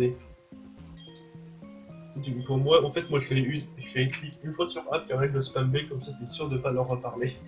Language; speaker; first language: French; native; French